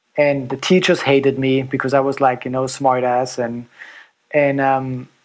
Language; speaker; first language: English; non-native, fluent; German